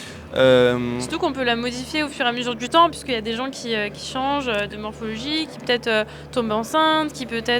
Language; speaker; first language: French; native; French